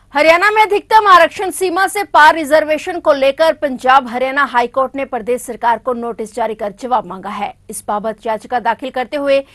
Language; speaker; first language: Hindi; native; Hindi